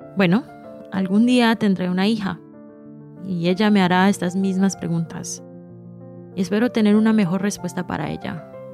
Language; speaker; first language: Spanish; early bilingual, heritage; Spanish